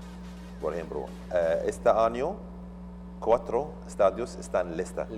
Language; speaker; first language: Spanish; non-native, learner; Arabic